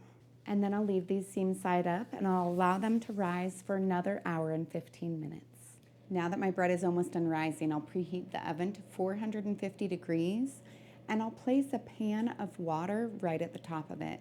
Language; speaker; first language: English; native; English